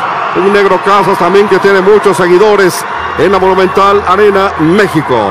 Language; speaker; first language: Spanish; native; Spanish